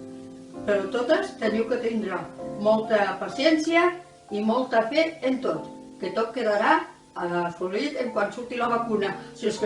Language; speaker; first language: Catalan; non-native, local second language; Spanish